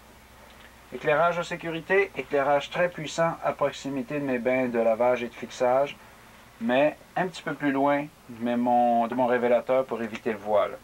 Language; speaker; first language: French; native; French